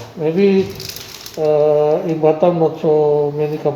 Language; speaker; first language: English; non-native, learner; Indonesian